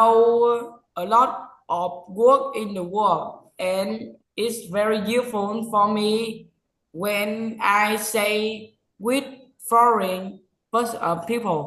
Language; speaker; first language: English; non-native, learner; Vietnamese